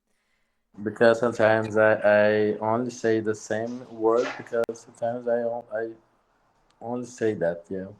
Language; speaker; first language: English; non-native, learner; Portuguese